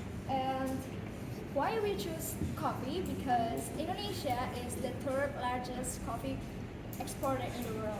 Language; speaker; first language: English; non-native, learner; Indonesian